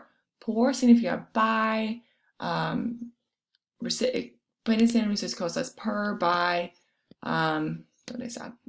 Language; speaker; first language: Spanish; non-native, fluent; English